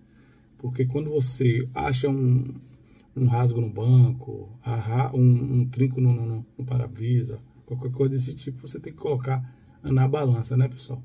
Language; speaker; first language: Portuguese; native; Portuguese